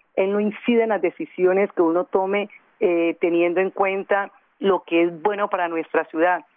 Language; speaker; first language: Spanish; native; Spanish